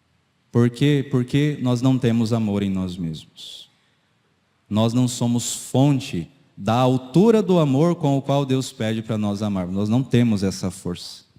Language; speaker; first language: Portuguese; native; Portuguese